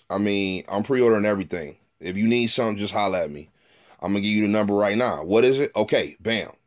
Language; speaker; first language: English; native; English